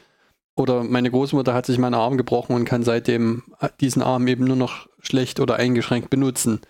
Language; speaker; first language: German; native; German